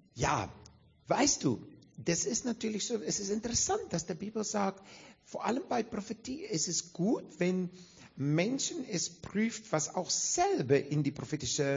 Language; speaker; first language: German; non-native, fluent; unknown